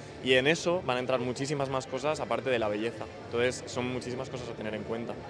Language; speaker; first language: Spanish; native; Spanish